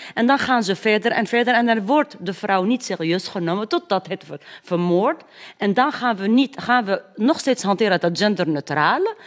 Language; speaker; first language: Dutch; non-native, fluent; Arabic